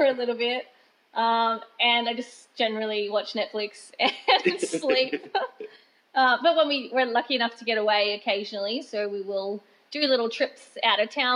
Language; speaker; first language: English; native; English